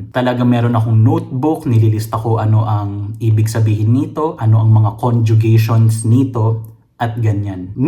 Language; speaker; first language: Filipino; native; Filipino